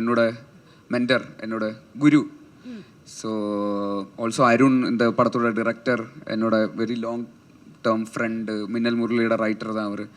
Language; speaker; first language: Tamil; non-native, learner; Malayalam